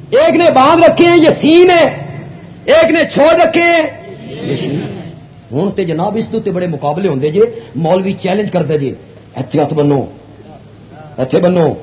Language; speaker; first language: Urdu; non-native, local second language; Punjabi